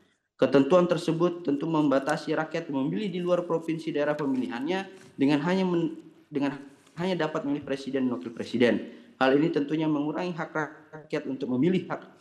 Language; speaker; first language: Indonesian; native; Indonesian